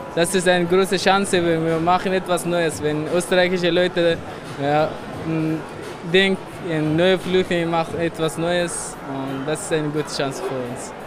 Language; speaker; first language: German; non-native, learner; Persian